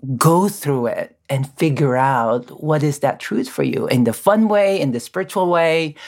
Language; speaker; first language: English; non-native, local second language; Filipino